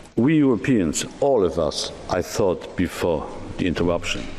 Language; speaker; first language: English; non-native, fluent; Luxembourgish